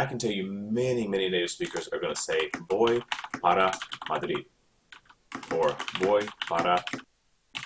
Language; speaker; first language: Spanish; non-native, fluent; English